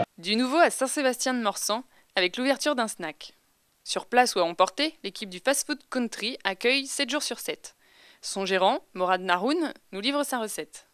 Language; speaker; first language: French; native; French